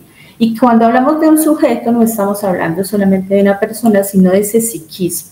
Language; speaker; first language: Spanish; native; Spanish